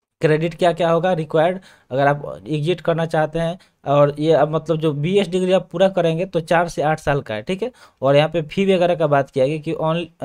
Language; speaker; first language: Hindi; native; Hindi